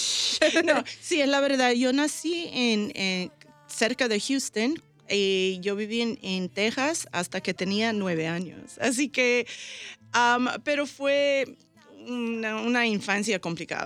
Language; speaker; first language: Spanish; early bilingual, heritage; Spanish